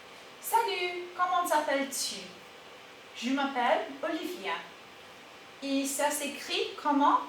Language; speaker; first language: French; non-native, fluent; English